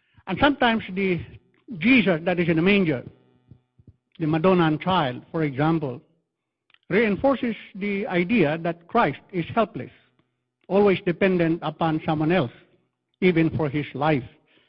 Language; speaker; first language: English; non-native, local second language; Filipino